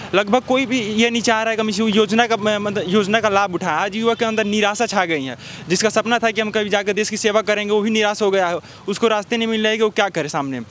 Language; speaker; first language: Hindi; native; Hindi